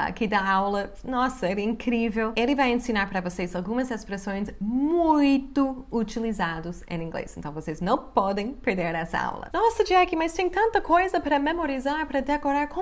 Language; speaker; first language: Portuguese; non-native, fluent; English